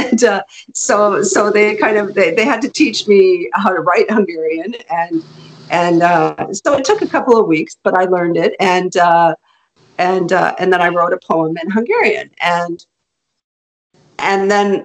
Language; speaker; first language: English; non-native, fluent; Hungarian